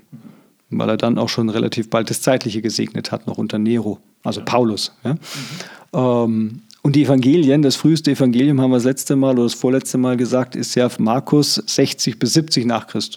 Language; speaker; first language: German; native; German